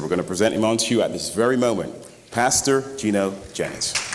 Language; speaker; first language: English; native; English